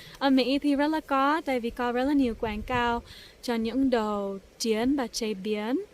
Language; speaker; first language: Vietnamese; early bilingual, heritage; English